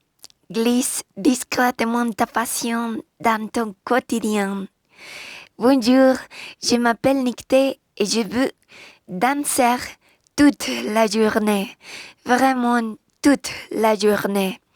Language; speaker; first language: French; non-native, learner; Spanish